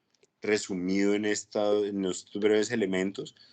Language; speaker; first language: Spanish; native; Spanish